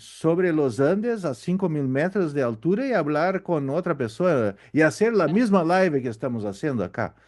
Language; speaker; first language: Spanish; non-native, learner; Portuguese